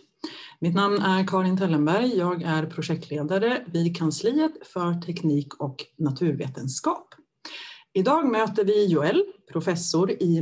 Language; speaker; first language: Swedish; native; Swedish